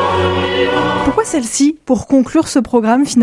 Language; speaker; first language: French; native; French